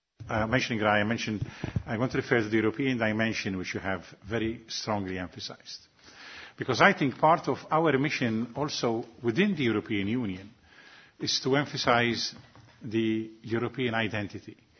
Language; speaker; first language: English; non-native, local second language; Maltese